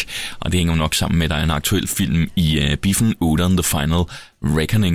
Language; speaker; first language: Danish; native; Danish